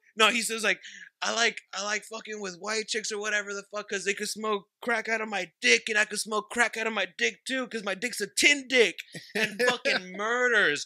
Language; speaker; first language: English; early bilingual, other home language; Spanish